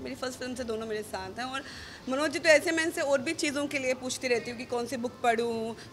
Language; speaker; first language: Hindi; native; Hindi